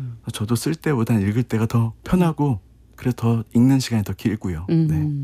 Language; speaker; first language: Korean; native; Korean